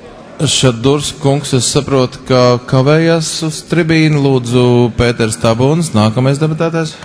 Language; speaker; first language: Latvian; native; Latvian